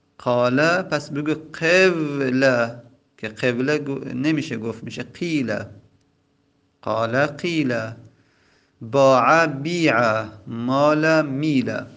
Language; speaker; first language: Persian; non-native, local second language; Azerbaijani